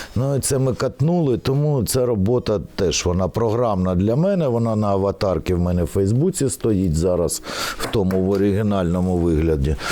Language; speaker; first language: Ukrainian; non-native, local second language; Russian